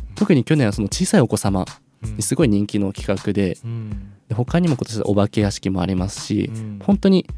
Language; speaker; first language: Japanese; native; Japanese